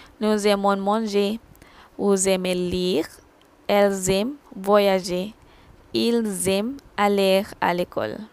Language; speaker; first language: French; non-native, learner; Malay